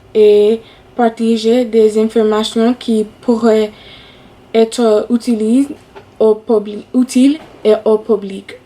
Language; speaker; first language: French; non-native, fluent; English